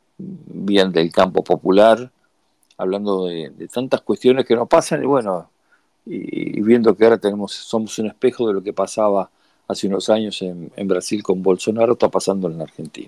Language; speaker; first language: Spanish; native; Spanish